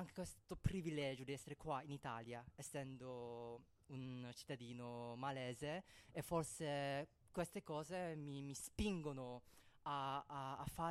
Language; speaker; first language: Italian; non-native, fluent; Cantonese